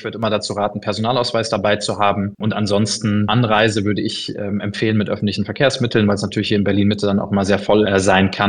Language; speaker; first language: German; native; German